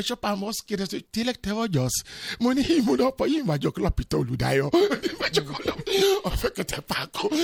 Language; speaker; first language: Hungarian; non-native, learner; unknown